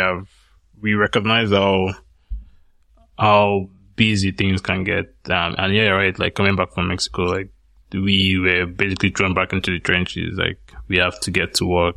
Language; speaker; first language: English; non-native, local second language; Yoruba